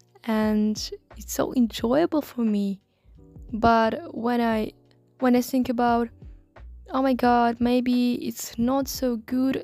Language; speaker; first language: English; non-native, learner; Russian